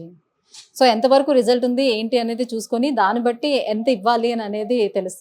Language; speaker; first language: Telugu; native; Telugu